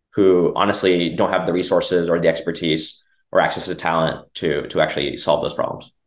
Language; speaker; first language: English; native; English